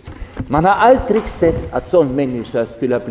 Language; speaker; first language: Swedish; non-native, fluent; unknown